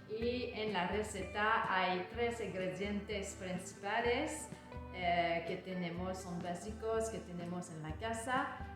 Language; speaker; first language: Spanish; non-native, learner; French